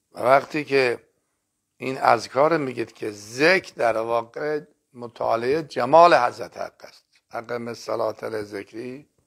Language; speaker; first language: Persian; non-native, local second language; Azerbaijani